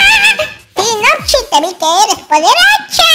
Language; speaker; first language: Spanish; native; Spanish